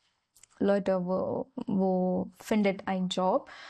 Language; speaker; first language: German; non-native, learner; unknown